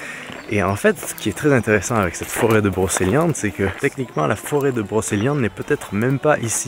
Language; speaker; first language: French; native; French